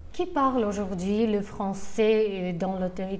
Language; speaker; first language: French; non-native, fluent; Armenian